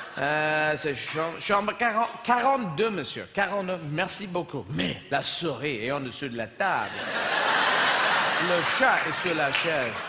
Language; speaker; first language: French; non-native, fluent; English